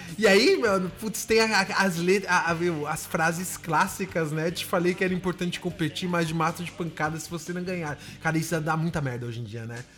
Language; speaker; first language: Portuguese; native; Portuguese